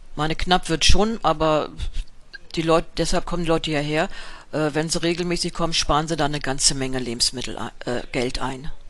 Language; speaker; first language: German; native; German